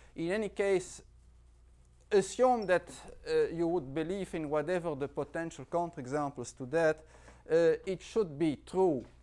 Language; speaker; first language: English; non-native, fluent; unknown